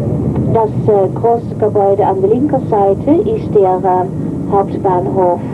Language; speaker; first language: German; non-native, fluent; Dutch